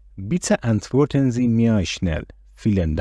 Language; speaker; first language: German; non-native, fluent; Persian